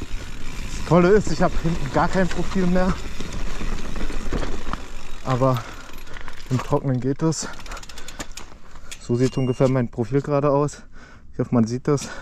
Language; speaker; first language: German; native; German